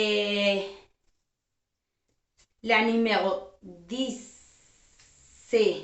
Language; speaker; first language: French; non-native, fluent; Spanish